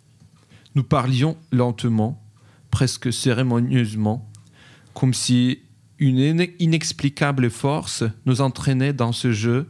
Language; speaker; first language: French; non-native, fluent; Ukrainian